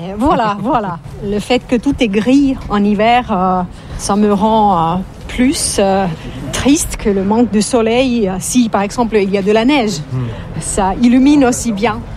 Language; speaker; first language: French; non-native, fluent; Finnish